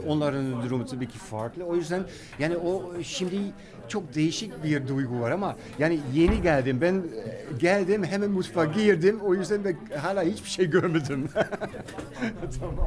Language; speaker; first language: Turkish; non-native, fluent; Dutch